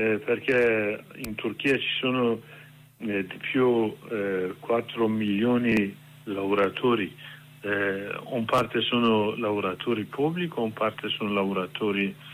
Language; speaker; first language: Italian; non-native, learner; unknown